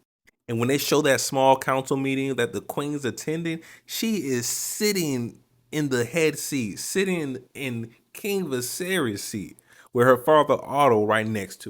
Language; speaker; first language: English; native; English